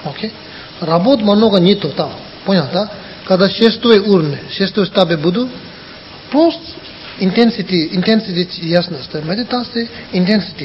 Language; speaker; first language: Russian; non-native, learner; Tibetan